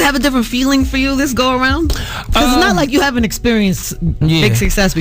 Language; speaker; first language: English; native; English